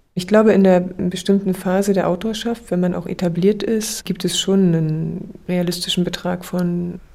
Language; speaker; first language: German; native; German